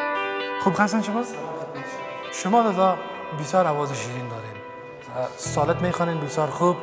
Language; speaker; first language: Persian; native; Persian